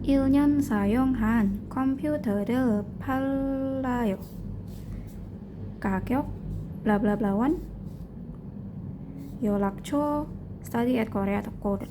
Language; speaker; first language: Korean; non-native, learner; Indonesian